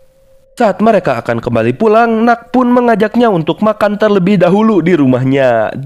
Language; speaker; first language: Indonesian; native; Indonesian